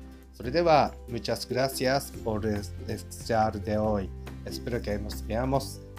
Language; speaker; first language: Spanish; non-native, learner; Japanese